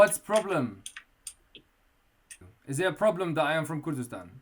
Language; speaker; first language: English; non-native, fluent; Kurdish